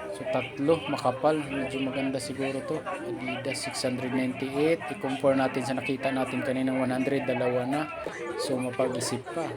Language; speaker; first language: Filipino; native; Filipino